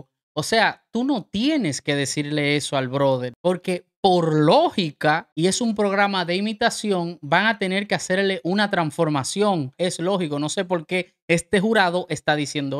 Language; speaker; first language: Spanish; native; Spanish